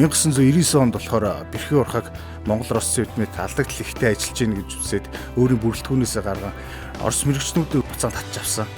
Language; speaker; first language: Mongolian; native; Mongolian